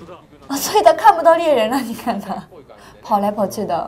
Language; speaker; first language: Chinese; native; Chinese